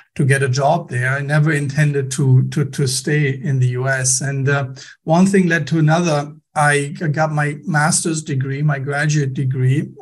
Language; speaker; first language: English; non-native, fluent; German